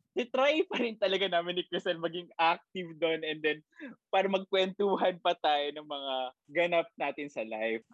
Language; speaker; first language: Filipino; native; Filipino